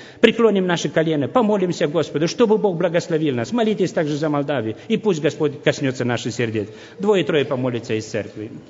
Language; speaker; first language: Russian; non-native, local second language; Romanian